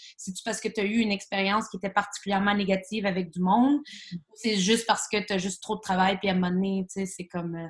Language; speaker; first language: French; native; French